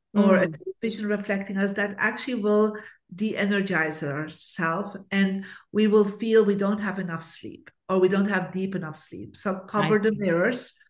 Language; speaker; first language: English; non-native, fluent; Dutch